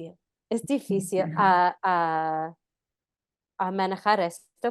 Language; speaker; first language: Spanish; non-native, fluent; English